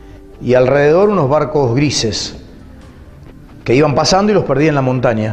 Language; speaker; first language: Spanish; native; Spanish